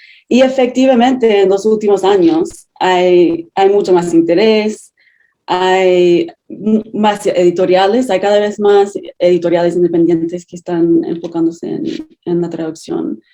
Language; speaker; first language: Spanish; non-native, fluent; English